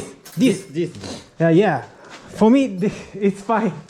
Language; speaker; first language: English; non-native, learner; Japanese